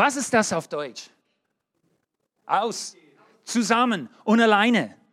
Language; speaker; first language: German; non-native, learner; English